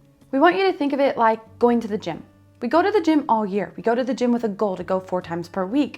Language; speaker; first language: English; native; English